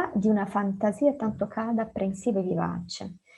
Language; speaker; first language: Italian; non-native, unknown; Portuguese